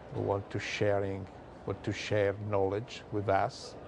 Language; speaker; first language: English; non-native, learner; Italian